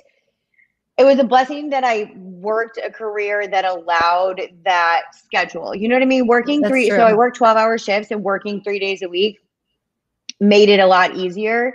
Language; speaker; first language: English; native; English